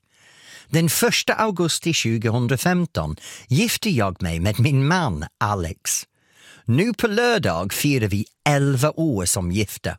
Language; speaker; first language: Swedish; non-native, fluent; English